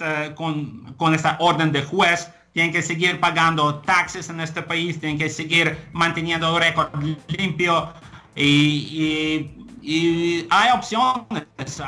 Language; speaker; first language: Spanish; non-native, fluent; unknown